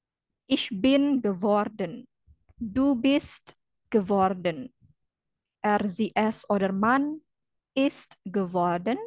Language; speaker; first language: German; non-native, fluent; Indonesian